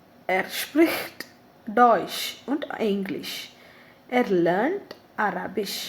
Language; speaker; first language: German; non-native, learner; Malayalam